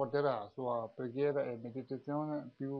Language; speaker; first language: Italian; non-native, learner; Tibetan